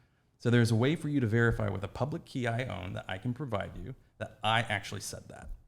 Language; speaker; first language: English; native; English